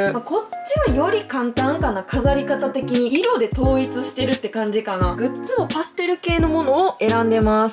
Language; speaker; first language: Japanese; native; Japanese